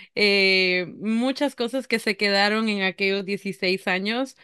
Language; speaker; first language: Spanish; native; Spanish